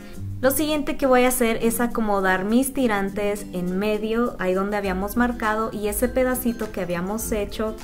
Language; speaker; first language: Spanish; native; Spanish